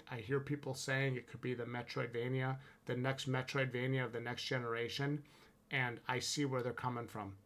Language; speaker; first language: English; native; English